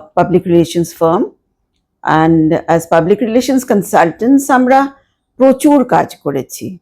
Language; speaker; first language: Bangla; native; Bangla